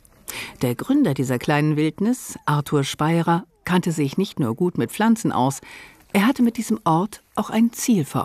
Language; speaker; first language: German; native; German